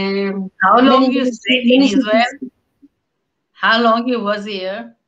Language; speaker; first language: English; non-native, fluent; Hebrew